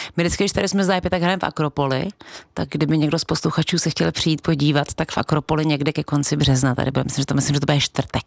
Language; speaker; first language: Czech; native; Czech